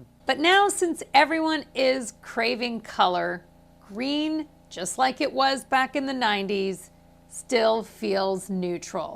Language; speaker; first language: English; native; English